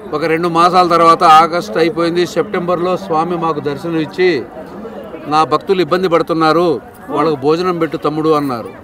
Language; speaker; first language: Telugu; native; Telugu